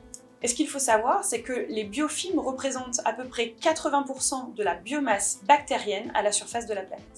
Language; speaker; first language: French; native; French